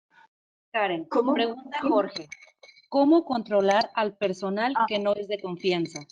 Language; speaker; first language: Spanish; native; Spanish